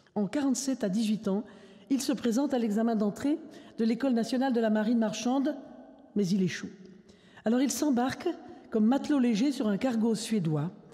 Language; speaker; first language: French; native; French